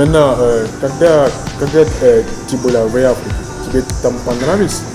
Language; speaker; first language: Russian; non-native, learner; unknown